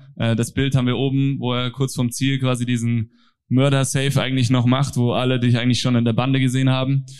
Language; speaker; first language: German; non-native, fluent; Norwegian